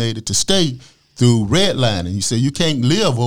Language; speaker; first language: English; native; English